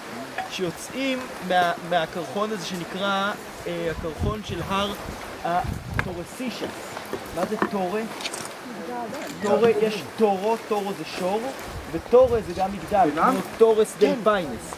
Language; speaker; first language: Hebrew; native; Hebrew